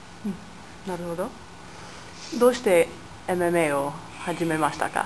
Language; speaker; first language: Japanese; non-native, learner; English